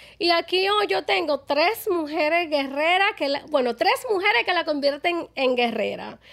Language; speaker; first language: Spanish; early bilingual, other home language; English